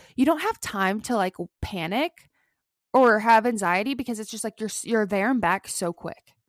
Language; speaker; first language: English; early bilingual, other home language; Italian